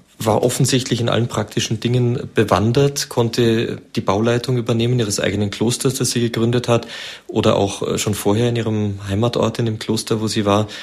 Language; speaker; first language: German; native; German